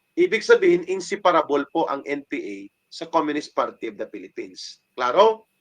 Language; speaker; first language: Filipino; non-native, local second language; Hiligaynon